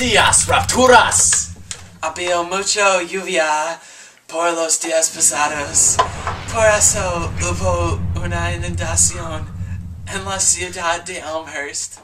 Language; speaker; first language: Spanish; non-native, learner; English